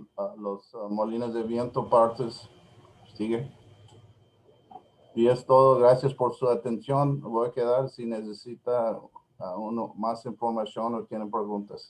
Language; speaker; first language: Spanish; non-native, learner; English